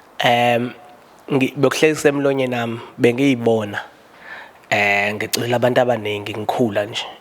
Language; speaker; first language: Zulu; native; Zulu